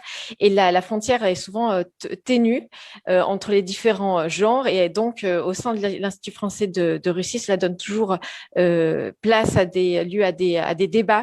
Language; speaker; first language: French; native; French